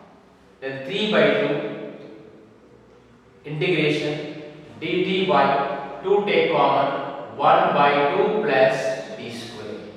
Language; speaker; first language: English; non-native, local second language; Kannada